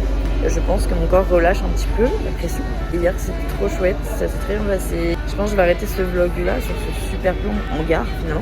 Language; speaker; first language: French; native; French